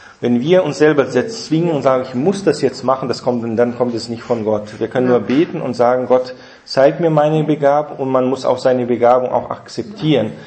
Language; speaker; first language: German; non-native, fluent; Portuguese